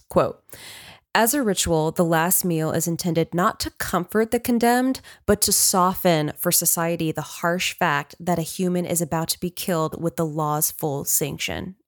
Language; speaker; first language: English; native; English